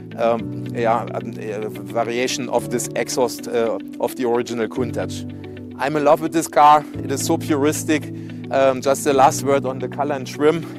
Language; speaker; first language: English; non-native, fluent; German